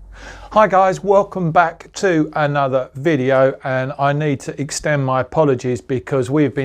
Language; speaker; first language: English; native; English